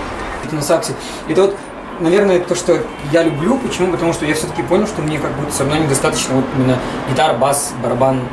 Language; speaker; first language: Russian; native; Russian